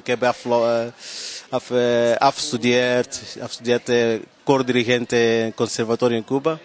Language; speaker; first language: Dutch; non-native, learner; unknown